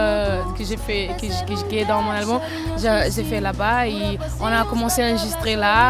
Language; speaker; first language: French; non-native, fluent; Kabuverdianu